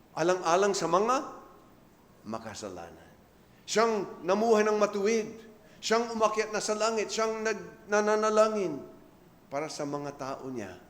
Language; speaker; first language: Filipino; non-native, fluent; English